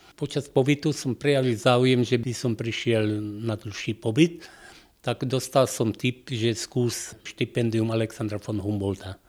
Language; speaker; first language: Slovak; non-native, local second language; Hungarian